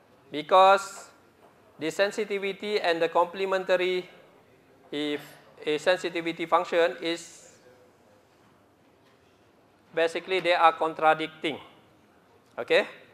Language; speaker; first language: English; non-native, local second language; Malay